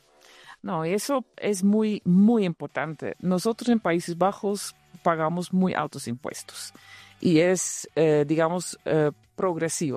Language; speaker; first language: Spanish; non-native, fluent; Dutch